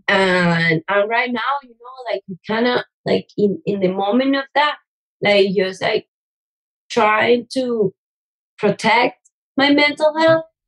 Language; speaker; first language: English; non-native, fluent; Spanish